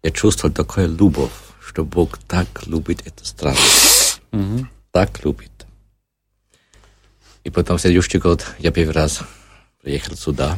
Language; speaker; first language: Russian; non-native, learner; German